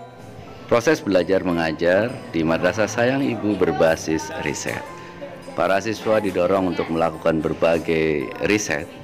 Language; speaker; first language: Indonesian; native; Indonesian